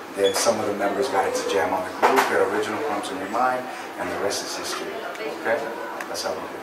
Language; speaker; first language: English; native; English